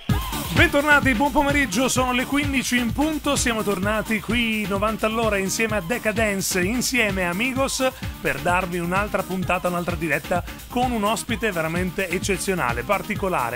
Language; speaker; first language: Italian; native; Italian